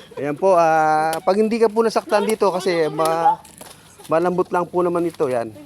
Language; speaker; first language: Filipino; non-native, local second language; Pampanga